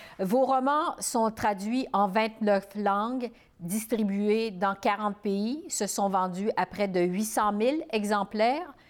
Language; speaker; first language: French; native; French